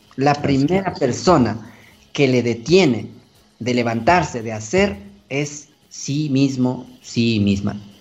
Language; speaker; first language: Spanish; native; Spanish